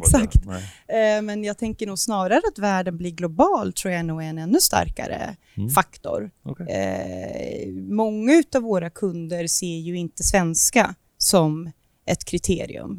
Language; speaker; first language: Swedish; native; Swedish